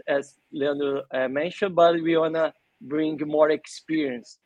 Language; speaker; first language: English; non-native, fluent; Portuguese